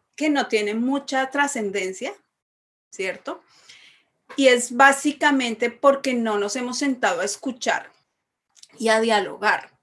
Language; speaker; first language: Spanish; native; Spanish